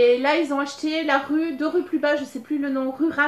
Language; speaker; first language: French; native; French